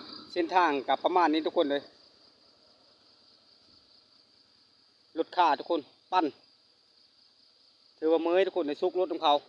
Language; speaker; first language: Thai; non-native, local second language; Lao